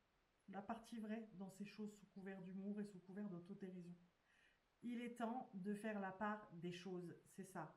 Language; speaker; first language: French; native; French